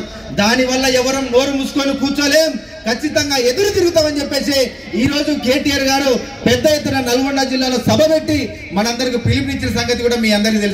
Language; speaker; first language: Telugu; native; Telugu